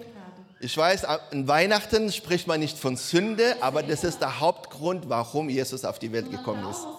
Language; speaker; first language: German; non-native, learner; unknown